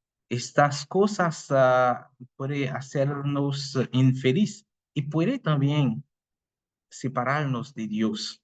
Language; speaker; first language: Spanish; non-native, fluent; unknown